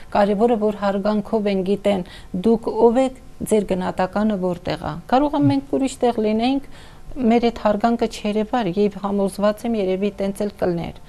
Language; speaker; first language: Armenian; non-native, local second language; Kurdish